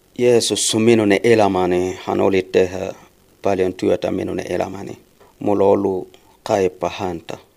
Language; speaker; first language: Finnish; non-native, learner; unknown